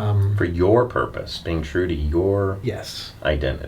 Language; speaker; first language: English; native; English